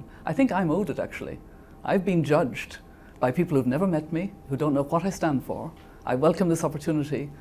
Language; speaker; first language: English; native; English